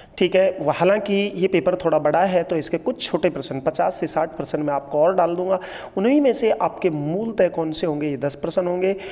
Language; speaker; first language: Hindi; native; Hindi